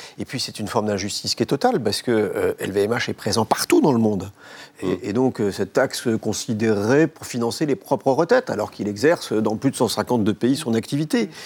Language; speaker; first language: French; native; French